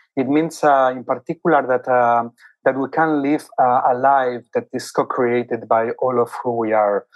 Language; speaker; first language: English; non-native, fluent; Spanish